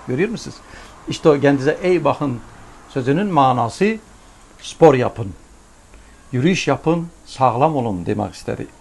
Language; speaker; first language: Turkish; early bilingual, heritage; Turkish